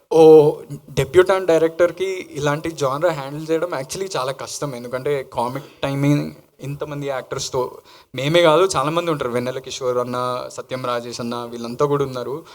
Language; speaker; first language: Telugu; native; Telugu